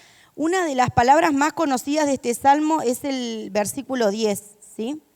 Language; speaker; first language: Spanish; native; Spanish